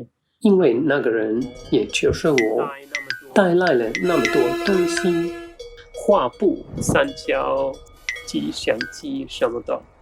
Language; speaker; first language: Chinese; non-native, fluent; German